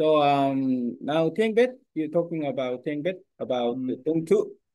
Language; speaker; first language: English; non-native, learner; Korean